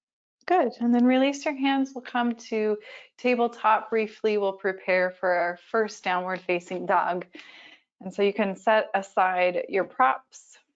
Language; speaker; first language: English; native; English